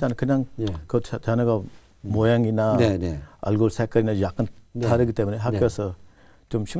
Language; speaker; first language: Korean; non-native, learner; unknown